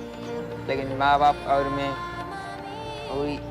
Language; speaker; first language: Hindi; non-native, local second language; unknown